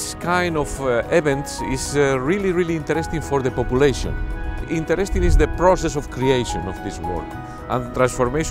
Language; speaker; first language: English; non-native, fluent; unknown